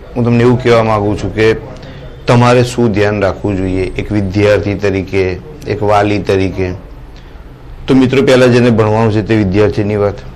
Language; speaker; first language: Gujarati; native; Gujarati